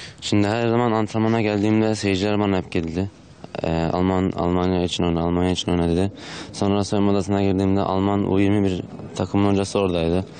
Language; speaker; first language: Turkish; early bilingual, heritage; Turkish